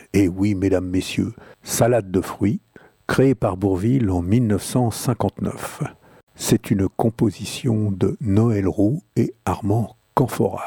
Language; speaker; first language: French; native; French